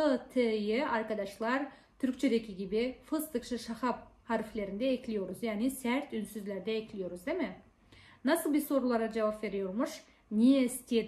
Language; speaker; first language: Turkish; non-native, fluent; Kazakh